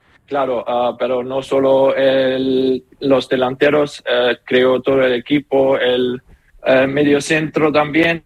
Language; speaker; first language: Spanish; non-native, learner; German